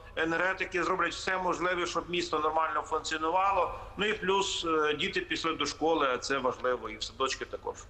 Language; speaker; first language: Ukrainian; native; Ukrainian